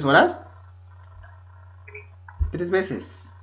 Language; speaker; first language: Spanish; native; Spanish